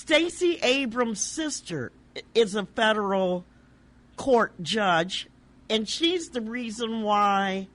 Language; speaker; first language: English; native; English